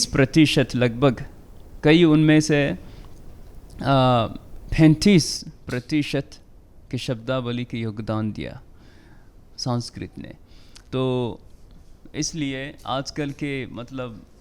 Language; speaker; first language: Hindi; non-native, fluent; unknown